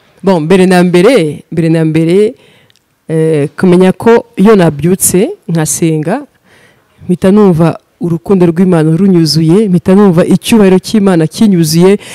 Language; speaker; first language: Kinyarwanda; early bilingual, heritage; Kinyarwanda